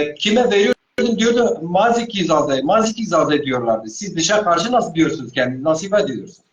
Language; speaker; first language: Turkish; non-native, local second language; Zaza